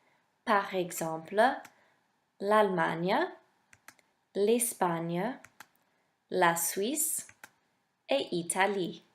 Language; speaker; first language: French; non-native, fluent; English